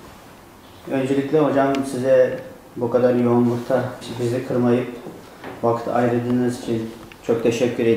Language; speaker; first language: Turkish; non-native, fluent; Uyghur